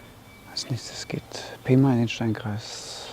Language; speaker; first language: German; native; German